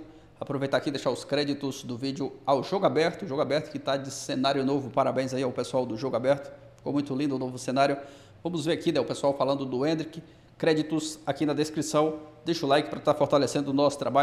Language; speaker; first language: Portuguese; native; Portuguese